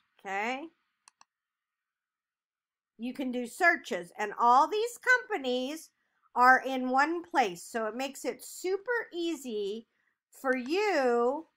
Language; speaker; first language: English; native; English